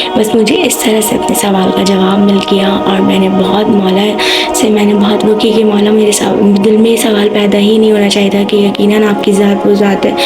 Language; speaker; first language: Urdu; native; Urdu